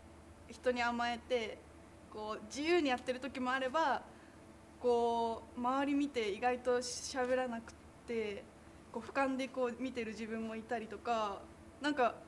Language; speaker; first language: Japanese; native; Japanese